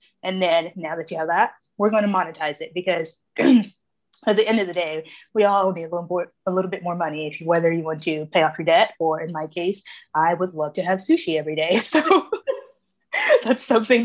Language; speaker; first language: English; native; English